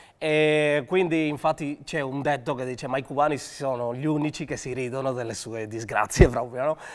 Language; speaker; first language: Italian; non-native, fluent; Spanish